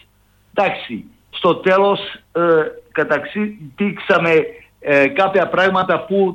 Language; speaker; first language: Greek; non-native, fluent; Serbian